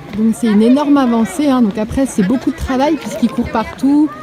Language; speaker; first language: French; native; French